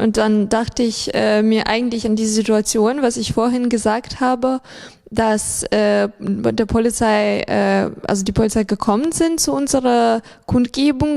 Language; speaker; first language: German; non-native, fluent; Ukrainian